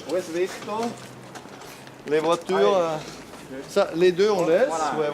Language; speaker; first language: French; non-native, fluent; German